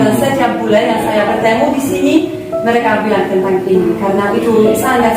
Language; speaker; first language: Indonesian; non-native, fluent; Polish